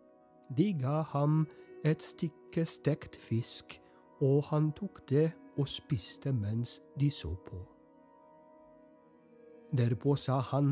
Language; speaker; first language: Norwegian; non-native, fluent; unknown